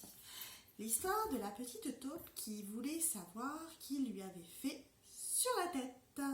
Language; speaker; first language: French; native; French